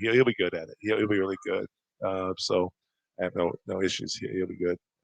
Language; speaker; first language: English; native; English